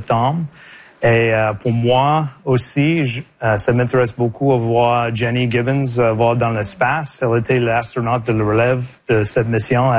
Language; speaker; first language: French; non-native, local second language; English